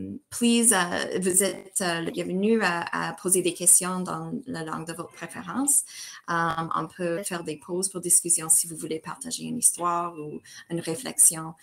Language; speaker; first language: French; non-native, fluent; English